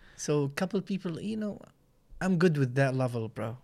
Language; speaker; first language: English; non-native, learner; Arabic